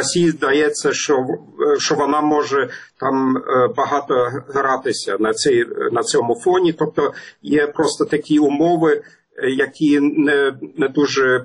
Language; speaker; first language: Ukrainian; non-native, fluent; German